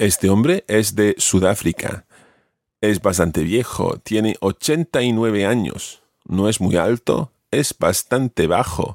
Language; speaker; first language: Spanish; non-native, fluent; English